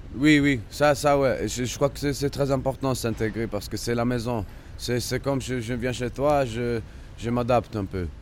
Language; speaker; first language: French; non-native, local second language; Spanish